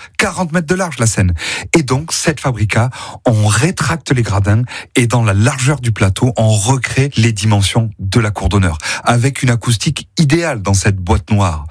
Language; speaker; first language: French; native; French